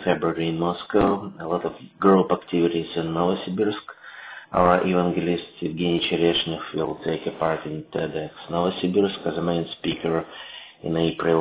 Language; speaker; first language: English; non-native, learner; Russian